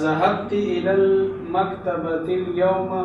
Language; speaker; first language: Arabic; non-native, learner; Urdu